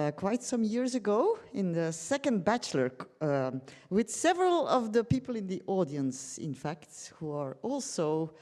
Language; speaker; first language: English; non-native, fluent; Dutch